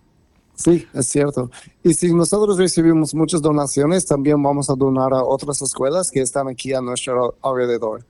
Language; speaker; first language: Spanish; non-native, fluent; English